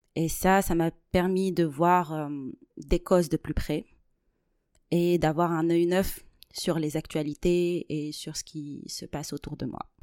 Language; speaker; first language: French; non-native, local second language; Arabic